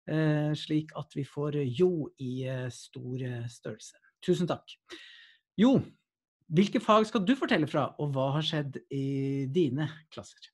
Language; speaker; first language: Norwegian; native; Norwegian